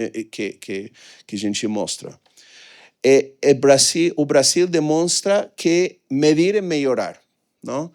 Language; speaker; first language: Portuguese; non-native, fluent; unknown